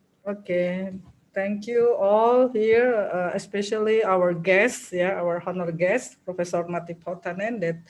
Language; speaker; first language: English; non-native, local second language; Indonesian